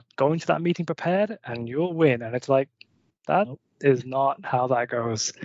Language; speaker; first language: English; native; English